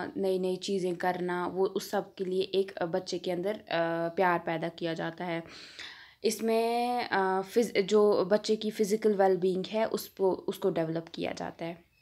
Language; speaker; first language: Hindi; non-native, local second language; Kashmiri